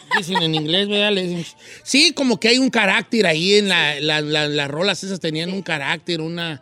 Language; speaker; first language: Spanish; native; Spanish